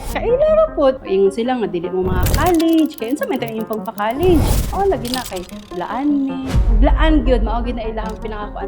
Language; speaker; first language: Cebuano; non-native, local second language; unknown